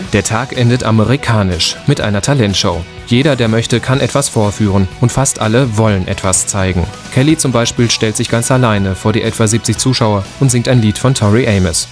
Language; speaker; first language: German; native; German